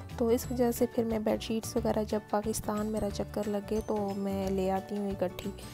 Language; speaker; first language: Urdu; non-native, local second language; Punjabi